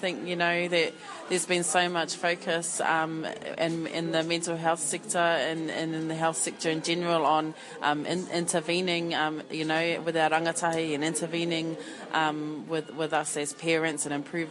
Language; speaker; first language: English; native; English